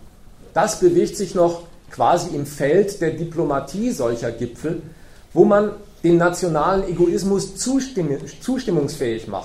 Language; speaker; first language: German; native; German